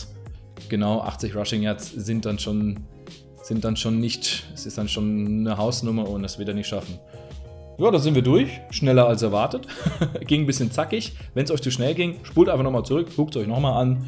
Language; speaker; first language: German; native; German